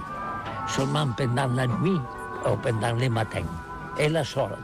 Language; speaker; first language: French; non-native, learner; Catalan